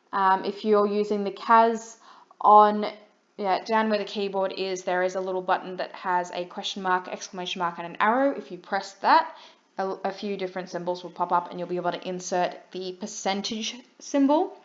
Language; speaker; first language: English; native; English